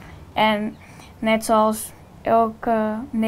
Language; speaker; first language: Dutch; early bilingual, other home language; Spanish